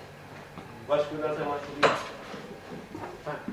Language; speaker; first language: Swedish; non-native, fluent; Persian